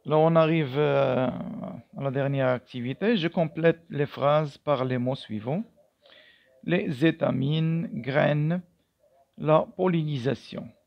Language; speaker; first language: French; non-native, local second language; Arabic